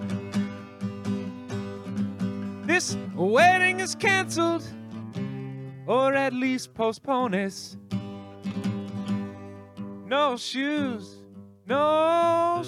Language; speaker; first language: English; native; English